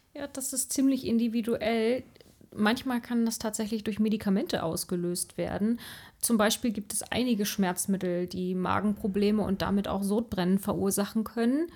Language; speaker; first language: German; native; German